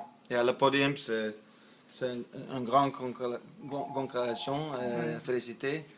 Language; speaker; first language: French; non-native, learner; English